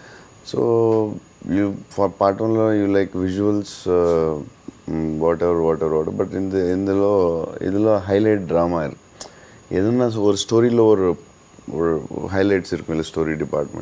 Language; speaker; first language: Tamil; non-native, learner; Telugu